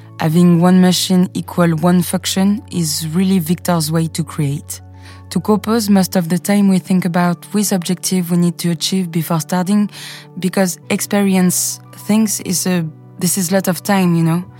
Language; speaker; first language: English; non-native, fluent; French